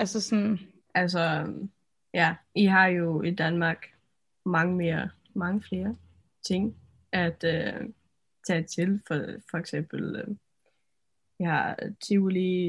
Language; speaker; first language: Danish; non-native, local second language; Faroese